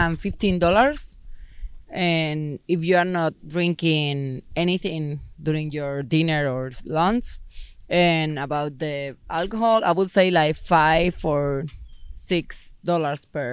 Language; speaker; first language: English; non-native, fluent; Spanish